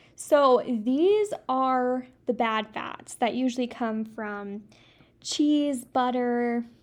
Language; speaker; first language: English; native; English